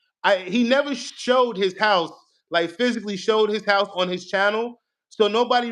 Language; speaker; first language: English; native; English